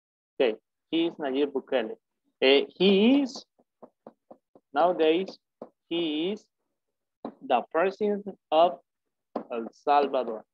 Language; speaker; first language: English; non-native, fluent; Spanish